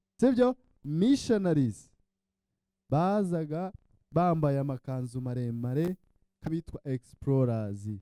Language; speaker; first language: Kinyarwanda; early bilingual, heritage; Kinyarwanda